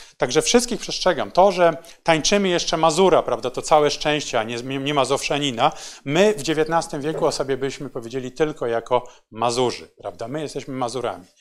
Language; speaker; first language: Polish; native; Polish